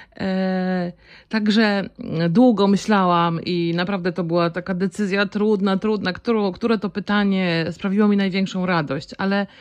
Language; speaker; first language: Polish; native; Polish